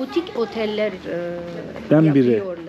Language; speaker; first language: Turkish; non-native, learner; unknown